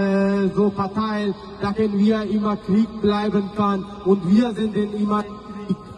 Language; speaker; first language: German; non-native, learner; Baluchi